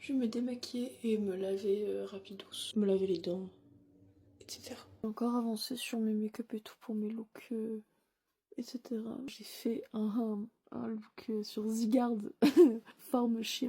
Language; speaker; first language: French; native; French